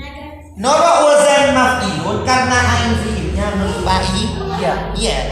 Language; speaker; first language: Indonesian; native; Indonesian